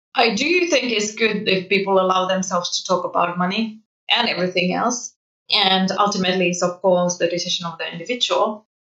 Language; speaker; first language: English; non-native, fluent; Finnish